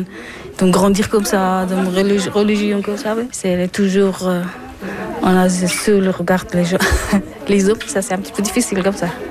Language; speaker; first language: French; non-native, learner; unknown